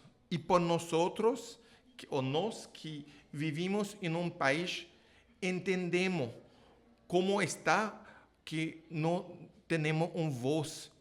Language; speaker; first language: Portuguese; non-native, learner; English